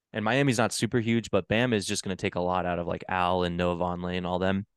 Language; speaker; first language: English; native; English